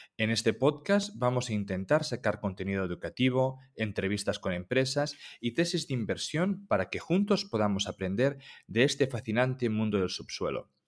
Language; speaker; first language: Spanish; native; Spanish